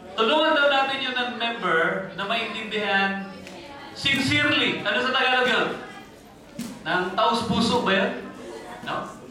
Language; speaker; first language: Filipino; native; Filipino